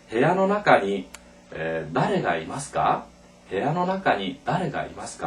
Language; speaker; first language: Japanese; non-native, fluent; Korean